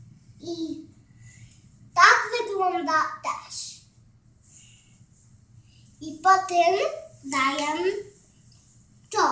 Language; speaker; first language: Polish; early bilingual, heritage; Polish